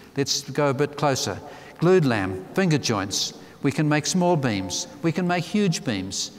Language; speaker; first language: English; native; English